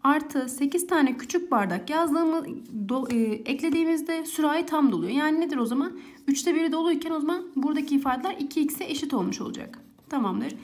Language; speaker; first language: Turkish; native; Turkish